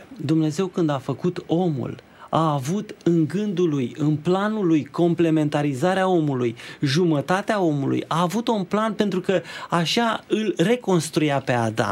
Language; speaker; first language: Romanian; native; Romanian